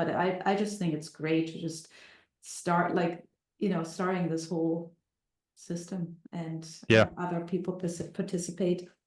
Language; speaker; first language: English; non-native, fluent; German